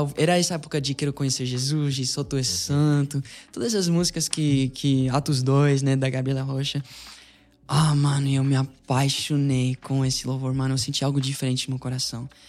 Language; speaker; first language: Portuguese; non-native, fluent; English